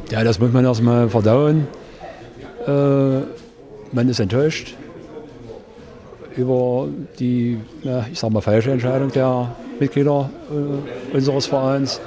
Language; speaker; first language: German; native; German